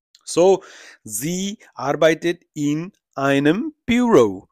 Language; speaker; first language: German; non-native, fluent; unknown